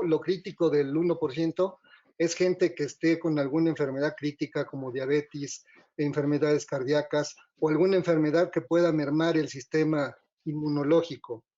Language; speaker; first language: Spanish; native; Spanish